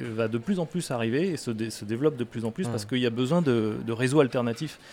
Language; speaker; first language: French; native; French